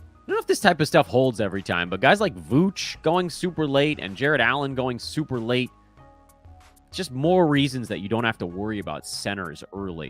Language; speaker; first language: English; native; English